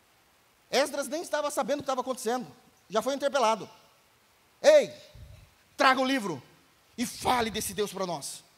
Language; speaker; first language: Portuguese; native; Portuguese